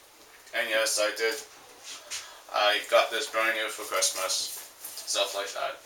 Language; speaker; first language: English; native; English